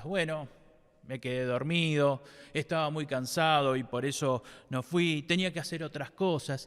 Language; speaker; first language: Spanish; native; Spanish